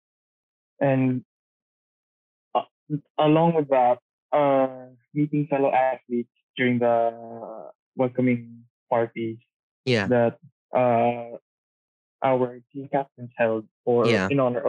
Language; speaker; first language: English; non-native, local second language; Cebuano